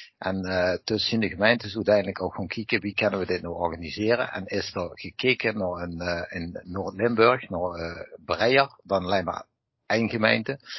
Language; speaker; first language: Dutch; native; Dutch